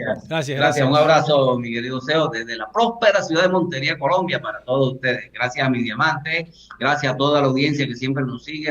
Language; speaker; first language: Spanish; native; Spanish